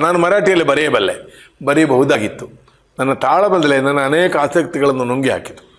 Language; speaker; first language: Kannada; non-native, local second language; Konkani